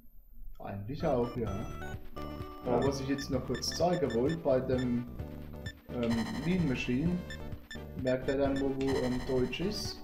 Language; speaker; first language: German; native; German